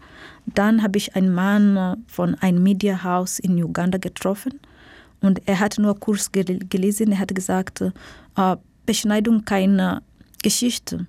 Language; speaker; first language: German; non-native, fluent; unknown